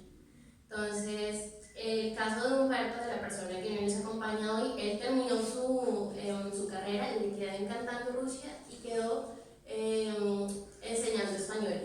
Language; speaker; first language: Spanish; native; Spanish